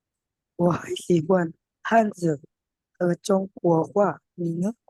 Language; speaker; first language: Chinese; non-native, learner; Indonesian